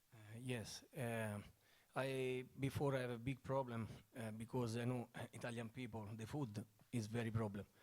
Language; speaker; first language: English; non-native, learner; Italian